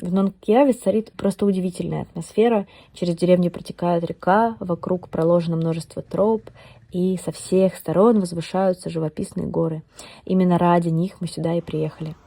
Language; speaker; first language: Russian; native; Russian